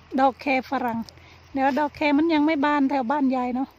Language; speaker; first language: Thai; native; Thai